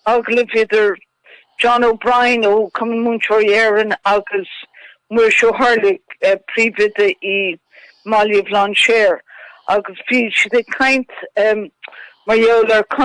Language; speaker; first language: Irish; non-native, local second language; English